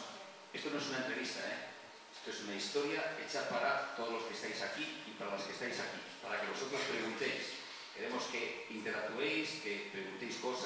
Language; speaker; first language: Spanish; native; Spanish